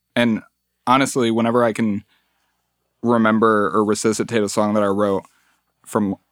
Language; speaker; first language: English; early bilingual, other home language; Spanish